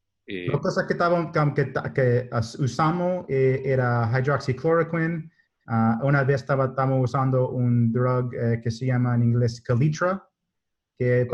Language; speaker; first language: Spanish; non-native, learner; English